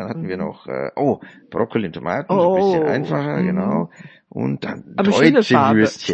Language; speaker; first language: German; native; German